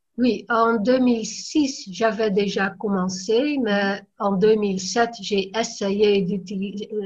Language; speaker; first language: French; non-native, fluent; Dutch